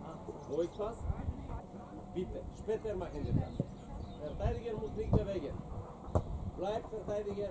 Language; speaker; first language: German; non-native, learner; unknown